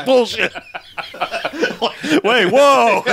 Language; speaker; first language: English; native; English